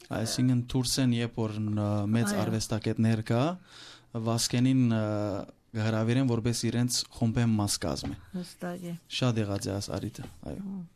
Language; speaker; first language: Armenian; native; Armenian